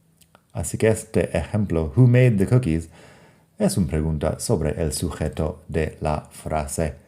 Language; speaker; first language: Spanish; non-native, fluent; English